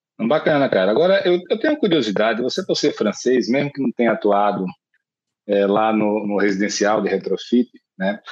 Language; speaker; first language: Portuguese; native; Portuguese